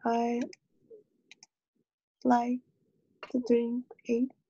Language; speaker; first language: English; non-native, learner; Korean